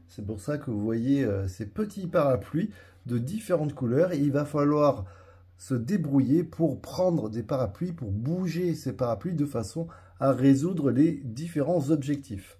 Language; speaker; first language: French; native; French